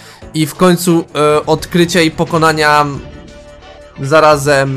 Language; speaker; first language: Polish; native; Polish